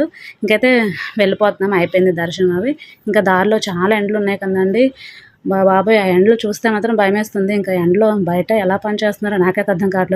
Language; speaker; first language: Telugu; native; Telugu